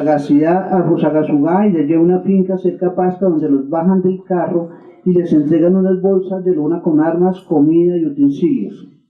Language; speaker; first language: Spanish; native; Spanish